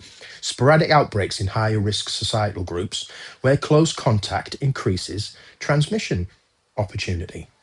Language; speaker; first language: English; native; English